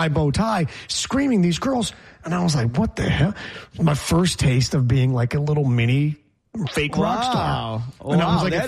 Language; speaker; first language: English; native; English